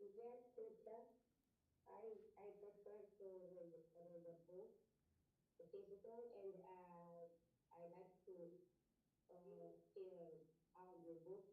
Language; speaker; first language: English; non-native, learner; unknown